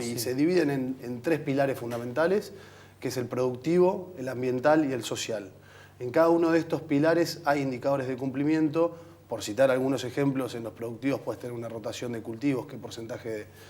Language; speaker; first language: Spanish; native; Spanish